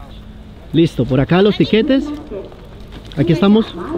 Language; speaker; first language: Spanish; native; Spanish